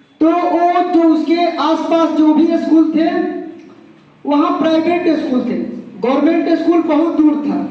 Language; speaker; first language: Hindi; native; Hindi